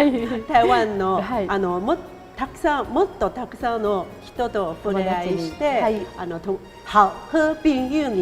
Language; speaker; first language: Japanese; non-native, fluent; Chinese